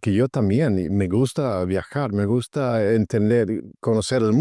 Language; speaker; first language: Spanish; non-native, fluent; Swedish